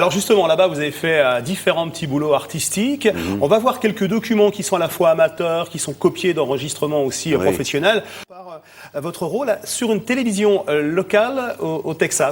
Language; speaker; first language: French; native; French